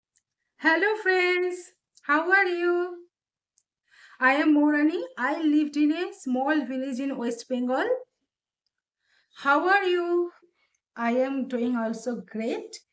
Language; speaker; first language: English; non-native, learner; Bangla